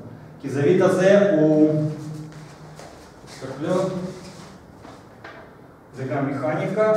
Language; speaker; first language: Hebrew; non-native, fluent; Russian